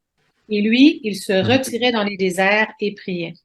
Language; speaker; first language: French; native; French